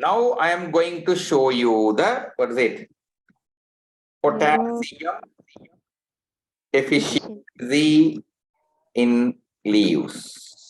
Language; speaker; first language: English; non-native, local second language; Tamil